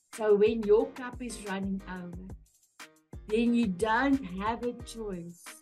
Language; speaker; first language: English; non-native, local second language; Afrikaans